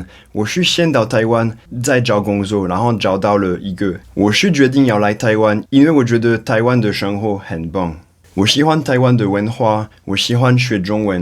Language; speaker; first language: Chinese; non-native, fluent; French